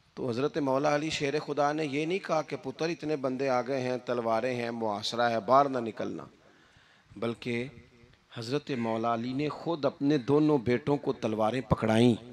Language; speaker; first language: Urdu; non-native, local second language; Punjabi